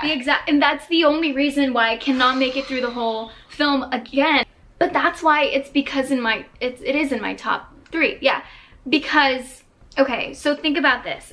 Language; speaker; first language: English; native; English